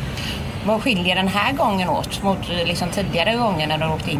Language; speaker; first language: Swedish; native; Swedish